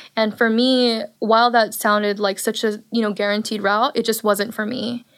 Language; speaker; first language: English; native; English